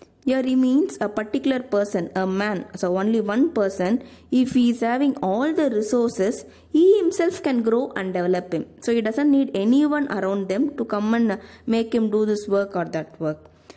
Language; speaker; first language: English; non-native, local second language; Tamil